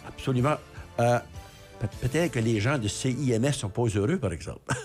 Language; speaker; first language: French; native; French